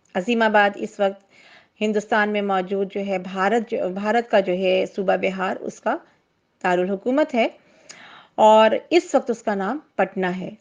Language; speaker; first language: Urdu; native; Urdu